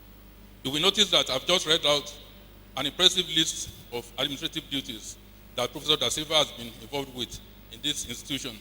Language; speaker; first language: English; non-native, local second language; Yoruba